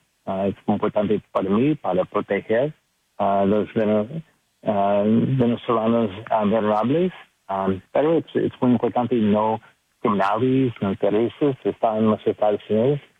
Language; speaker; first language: Spanish; non-native, learner; English